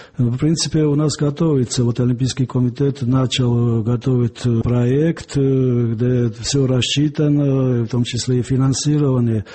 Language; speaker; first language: Russian; non-native, local second language; Georgian